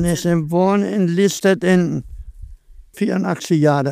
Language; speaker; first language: German; non-native, learner; Danish